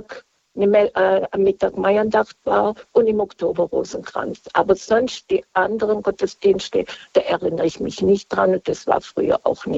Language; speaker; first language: German; native; German